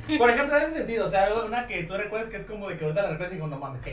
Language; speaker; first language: Spanish; native; Spanish